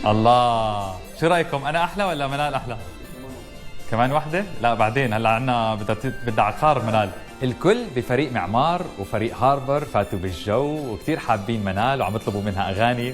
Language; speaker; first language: Arabic; native; Arabic